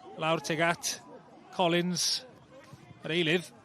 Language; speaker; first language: Welsh; native; Welsh